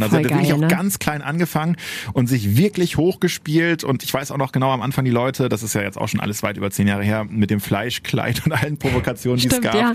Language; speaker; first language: German; native; German